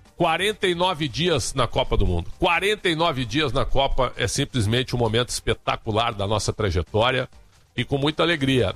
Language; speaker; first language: Portuguese; native; Portuguese